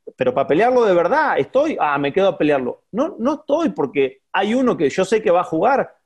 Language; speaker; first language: Spanish; native; Spanish